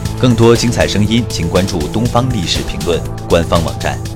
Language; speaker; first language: Chinese; native; Chinese